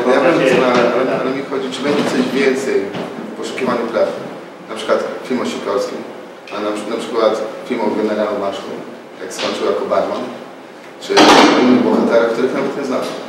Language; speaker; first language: Polish; native; Polish